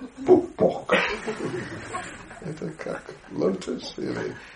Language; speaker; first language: Russian; non-native, learner; English